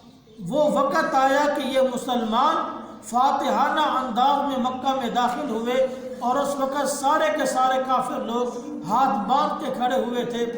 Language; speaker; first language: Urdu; non-native, local second language; Punjabi